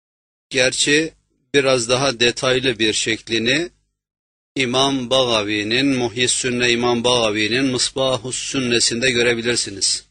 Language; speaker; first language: Turkish; native; Turkish